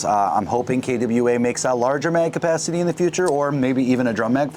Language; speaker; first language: English; native; English